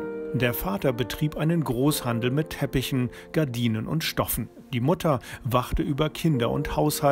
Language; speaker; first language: German; native; German